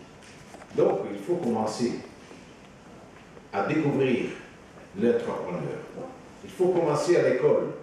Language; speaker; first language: French; non-native, fluent; Italian